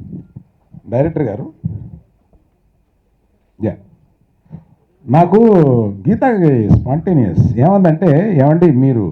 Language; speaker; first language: Telugu; native; Telugu